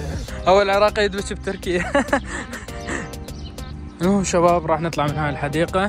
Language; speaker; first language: Arabic; native; Arabic